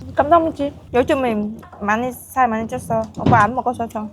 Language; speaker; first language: Korean; non-native, learner; Vietnamese